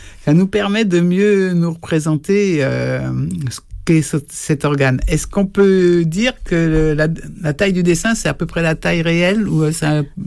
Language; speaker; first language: French; native; French